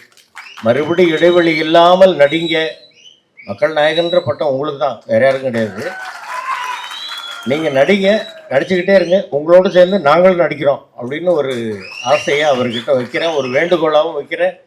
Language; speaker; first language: Tamil; native; Tamil